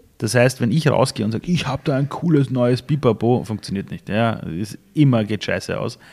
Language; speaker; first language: German; early bilingual, other home language; Persian